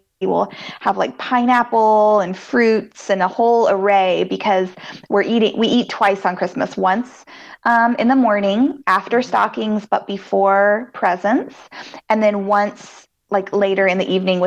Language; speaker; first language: English; native; English